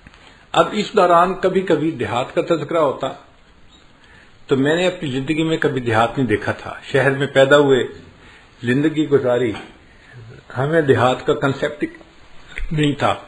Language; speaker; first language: Urdu; native; Urdu